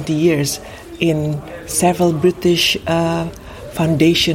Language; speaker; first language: English; non-native, fluent; Indonesian